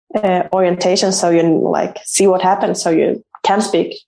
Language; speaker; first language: English; non-native, fluent; Swedish